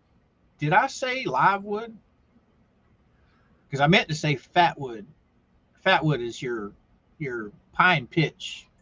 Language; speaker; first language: English; native; English